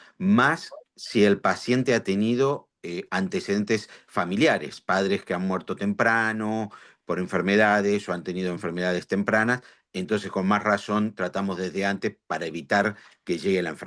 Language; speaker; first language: Spanish; native; Spanish